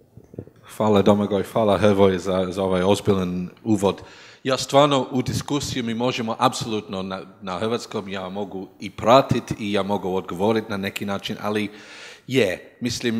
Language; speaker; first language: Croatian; non-native, learner; English